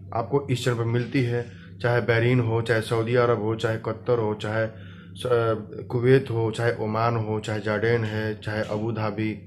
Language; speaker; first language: Hindi; native; Hindi